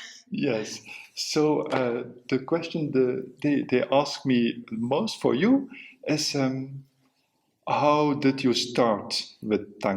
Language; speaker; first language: English; non-native, fluent; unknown